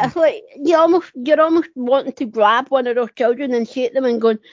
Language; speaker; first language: English; native; English